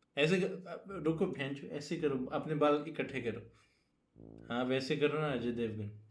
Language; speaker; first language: Urdu; non-native, local second language; Punjabi